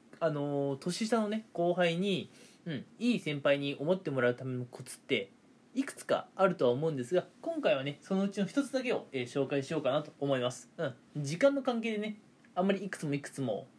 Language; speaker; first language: Japanese; native; Japanese